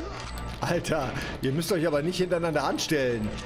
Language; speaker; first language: German; native; German